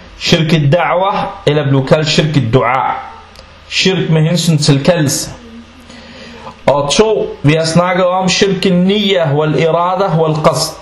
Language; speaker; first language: Danish; non-native, fluent; Arabic